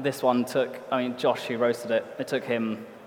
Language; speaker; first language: English; native; English